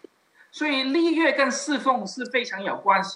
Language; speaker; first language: Chinese; native; Chinese